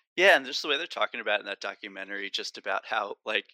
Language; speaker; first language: English; native; English